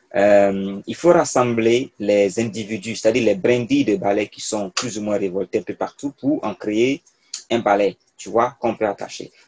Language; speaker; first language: French; non-native, local second language; Mossi